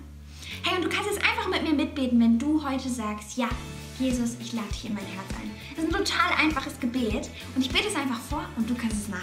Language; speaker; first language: German; native; German